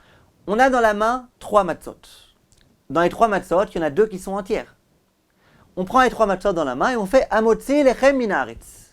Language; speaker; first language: French; native; French